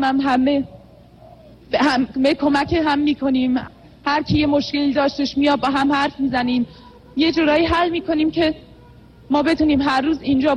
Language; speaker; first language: Persian; non-native, fluent; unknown